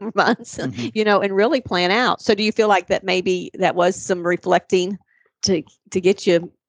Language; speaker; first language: English; native; English